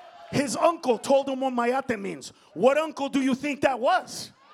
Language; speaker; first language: English; early bilingual, other home language; Spanish